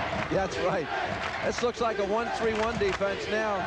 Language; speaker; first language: English; native; English